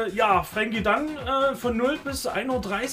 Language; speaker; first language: German; native; German